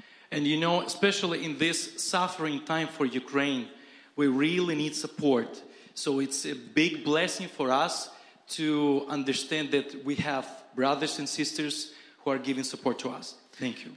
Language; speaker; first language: English; non-native, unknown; Ukrainian